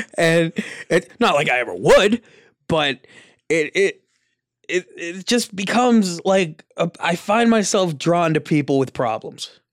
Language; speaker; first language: English; early bilingual, other home language; Italian